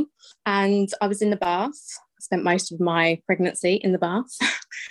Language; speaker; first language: English; native; English